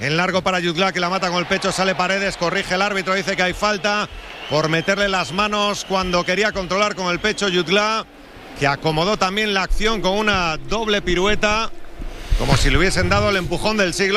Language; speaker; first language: Spanish; native; Spanish